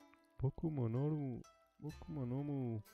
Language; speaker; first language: Japanese; non-native, learner; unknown